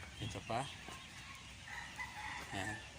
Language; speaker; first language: Filipino; native; Filipino